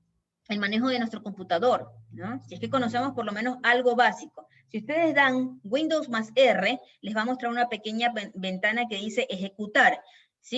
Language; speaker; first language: Spanish; native; Spanish